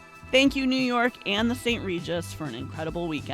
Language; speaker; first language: English; native; English